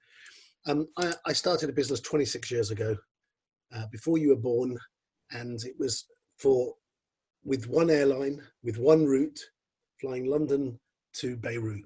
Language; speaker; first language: English; native; English